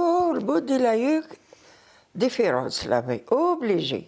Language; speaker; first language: French; non-native, learner; Arabic